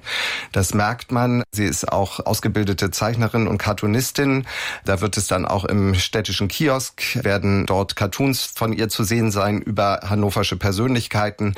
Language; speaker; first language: German; native; German